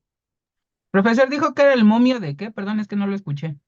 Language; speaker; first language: Spanish; native; Spanish